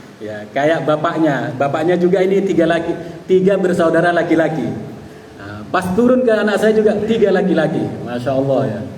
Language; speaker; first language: Indonesian; non-native, local second language; Madurese